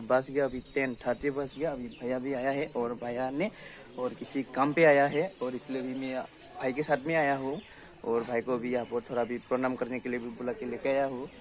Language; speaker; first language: Hindi; non-native, local second language; Bodo